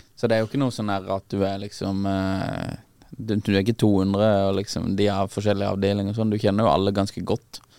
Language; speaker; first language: Norwegian; native; Norwegian